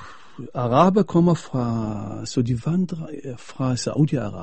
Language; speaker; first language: Danish; non-native, fluent; Arabic